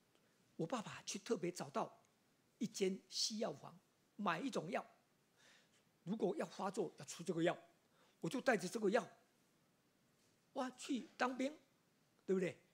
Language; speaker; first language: Chinese; native; Chinese